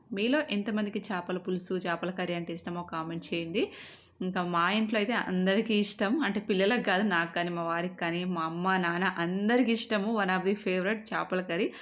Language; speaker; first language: Telugu; native; Telugu